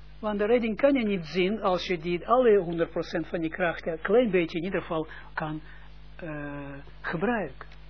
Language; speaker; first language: Dutch; non-native, fluent; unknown